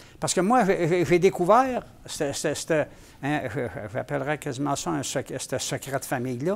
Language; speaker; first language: French; native; French